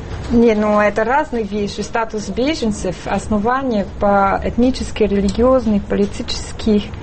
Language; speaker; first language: Russian; non-native, fluent; French